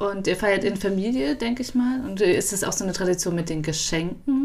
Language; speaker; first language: German; native; German